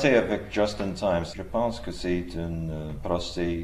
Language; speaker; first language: French; non-native, learner; English